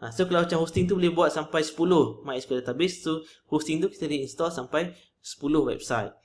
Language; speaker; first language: Malay; native; Malay